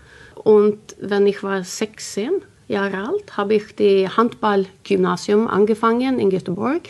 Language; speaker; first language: German; non-native, learner; Swedish